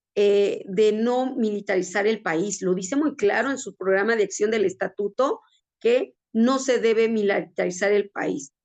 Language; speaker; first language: Spanish; native; Spanish